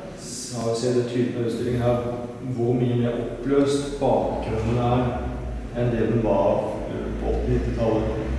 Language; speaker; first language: Norwegian; native; Norwegian